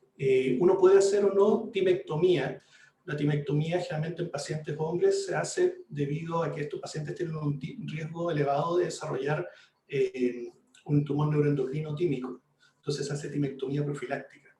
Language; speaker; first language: Spanish; native; Spanish